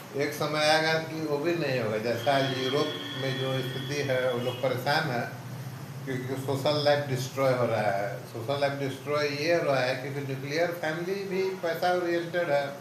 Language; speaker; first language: Hindi; native; Hindi